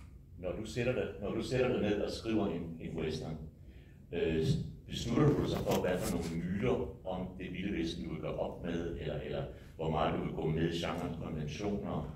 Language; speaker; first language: Danish; native; Danish